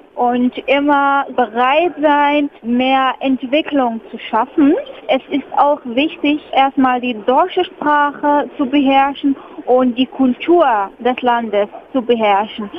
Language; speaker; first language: German; non-native, fluent; Arabic